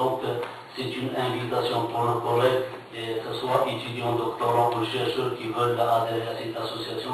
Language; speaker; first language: French; non-native, local second language; Arabic